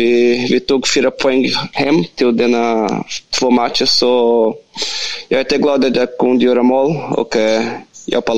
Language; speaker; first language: Swedish; non-native, learner; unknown